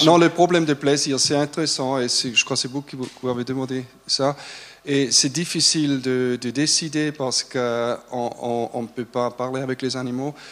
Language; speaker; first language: French; non-native, fluent; German